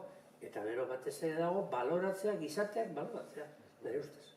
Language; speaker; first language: Basque; native; Basque